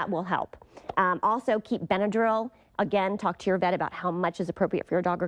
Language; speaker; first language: English; native; English